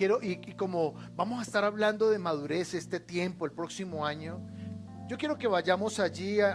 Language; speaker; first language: Spanish; native; Spanish